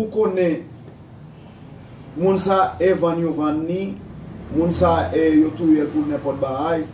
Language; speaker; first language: Spanish; native; Spanish